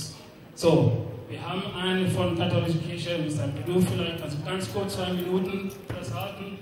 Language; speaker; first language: German; non-native, learner; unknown